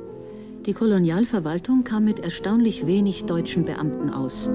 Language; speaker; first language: German; native; German